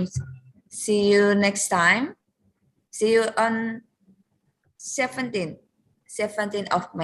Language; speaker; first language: English; non-native, learner; Indonesian